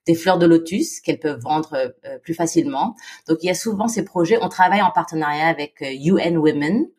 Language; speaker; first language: French; non-native, fluent; Filipino